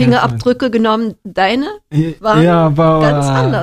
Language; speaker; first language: German; native; German